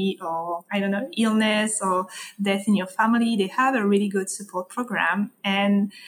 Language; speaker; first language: English; non-native, fluent; French